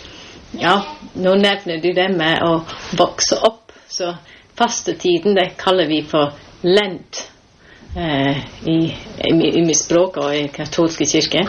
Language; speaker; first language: Norwegian; non-native, fluent; English